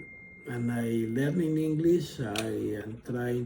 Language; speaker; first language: English; non-native, learner; Spanish